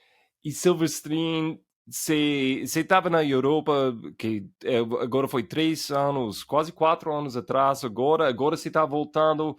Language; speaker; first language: Portuguese; non-native, fluent; English